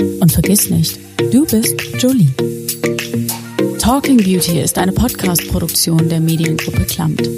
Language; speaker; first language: German; native; German